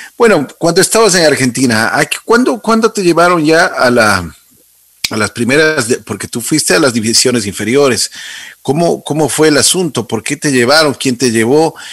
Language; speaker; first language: Spanish; native; Spanish